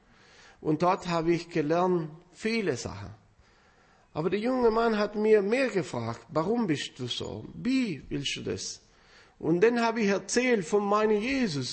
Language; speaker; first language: German; non-native, fluent; Spanish